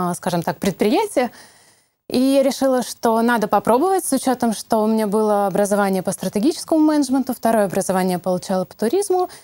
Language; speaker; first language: Russian; native; Russian